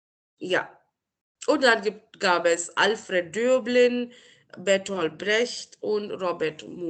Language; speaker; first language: German; non-native, fluent; Marathi